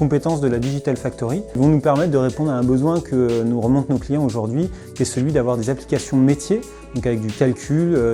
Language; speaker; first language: French; native; French